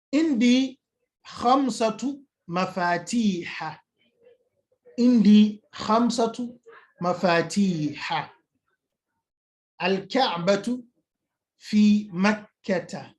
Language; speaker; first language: Arabic; non-native, fluent; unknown